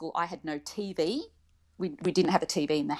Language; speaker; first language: English; native; English